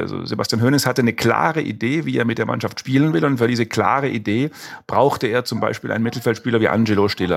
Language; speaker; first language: German; native; German